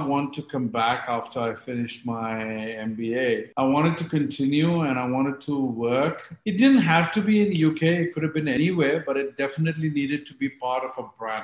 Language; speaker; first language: English; non-native, local second language; Hindi